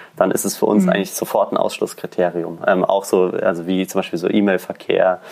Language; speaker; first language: German; native; German